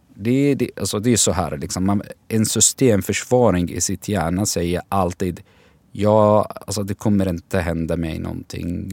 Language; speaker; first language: Swedish; non-native, fluent; Arabic